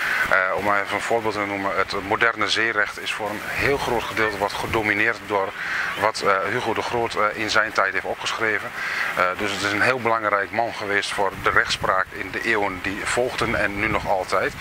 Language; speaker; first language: Dutch; native; Dutch